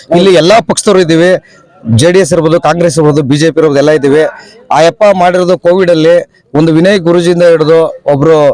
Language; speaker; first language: Kannada; native; Kannada